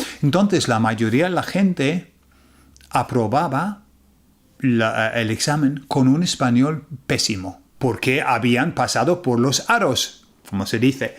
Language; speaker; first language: Spanish; non-native, fluent; English